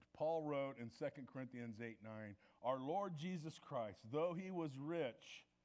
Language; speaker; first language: English; native; English